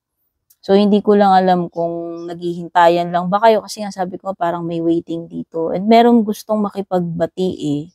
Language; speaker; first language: Filipino; native; Filipino